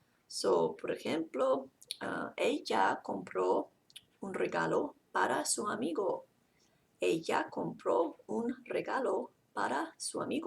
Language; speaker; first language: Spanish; non-native, fluent; English